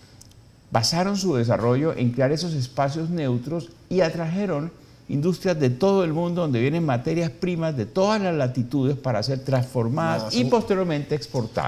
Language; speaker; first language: Spanish; native; Spanish